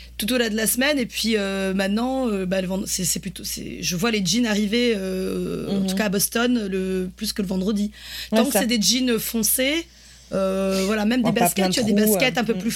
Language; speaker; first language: French; native; French